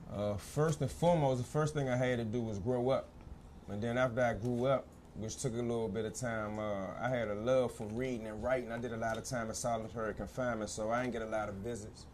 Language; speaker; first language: English; native; English